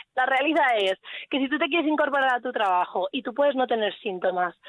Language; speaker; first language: Spanish; native; Spanish